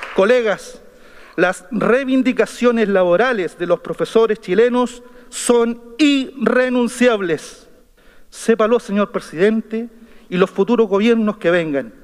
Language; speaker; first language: Spanish; native; Spanish